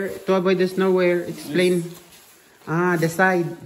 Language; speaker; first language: English; non-native, local second language; Filipino